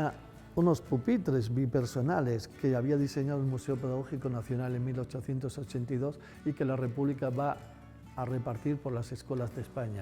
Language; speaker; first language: Spanish; native; Spanish